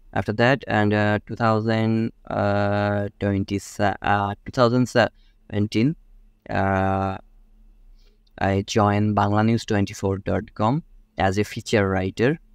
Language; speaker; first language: English; non-native, local second language; Bangla